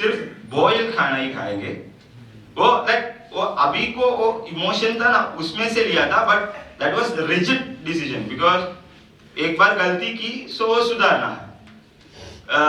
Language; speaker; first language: Hindi; non-native, local second language; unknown